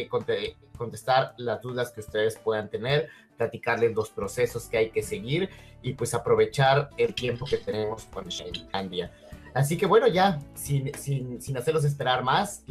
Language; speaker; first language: Spanish; native; Spanish